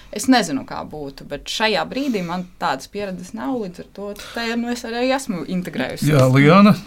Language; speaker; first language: Latvian; non-native, local second language; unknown